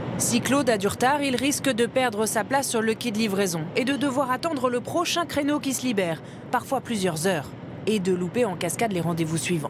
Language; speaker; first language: French; native; French